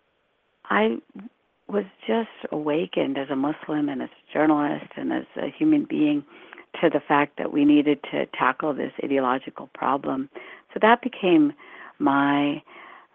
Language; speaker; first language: English; early bilingual, other home language; Urdu